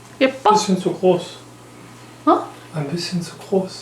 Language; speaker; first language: German; non-native, local second language; Korean